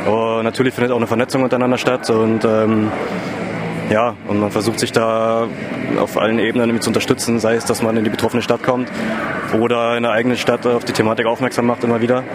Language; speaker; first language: German; native; German